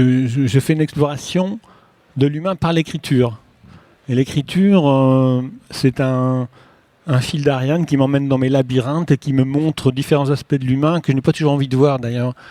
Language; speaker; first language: French; native; French